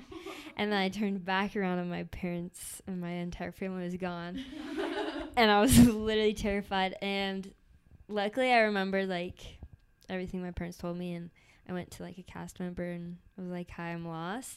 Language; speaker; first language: English; native; English